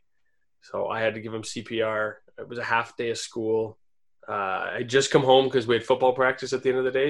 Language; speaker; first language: English; native; English